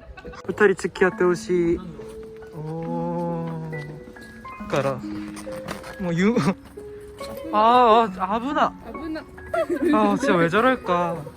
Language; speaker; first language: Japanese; non-native, fluent; Korean